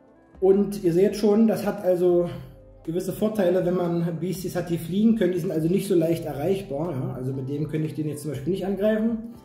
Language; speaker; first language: German; native; German